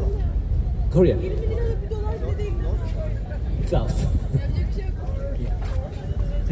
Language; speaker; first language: Turkish; non-native, learner; Korean